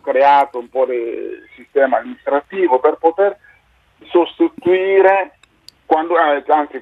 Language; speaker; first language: Italian; non-native, fluent; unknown